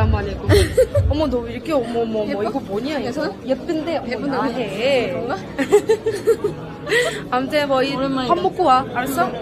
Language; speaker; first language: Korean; non-native, fluent; Arabic